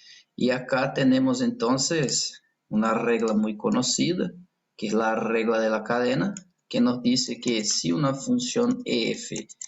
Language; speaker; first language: Spanish; non-native, fluent; Portuguese